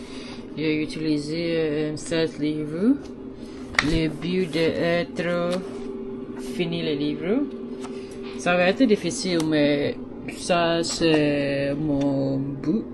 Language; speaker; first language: French; non-native, learner; English